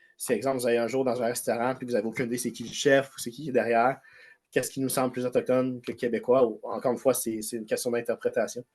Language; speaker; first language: French; native; French